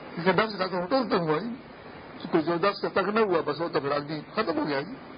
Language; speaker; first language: Urdu; non-native, local second language; Pashto